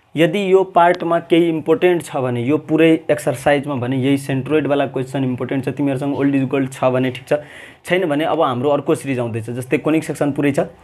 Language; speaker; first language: Nepali; non-native, local second language; Maithili